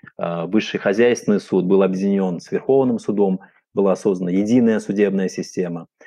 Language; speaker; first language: Russian; non-native, local second language; Uzbek